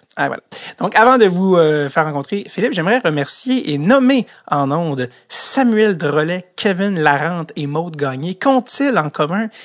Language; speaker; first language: French; native; French